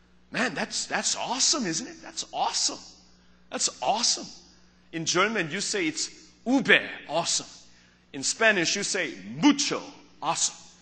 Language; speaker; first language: English; early bilingual, other home language; Korean